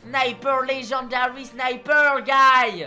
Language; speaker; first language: English; non-native, learner; French